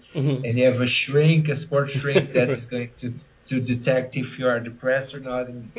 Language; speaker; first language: English; early bilingual, other home language; Portuguese